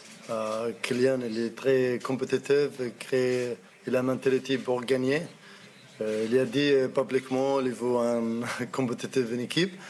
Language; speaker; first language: French; non-native, learner; Arabic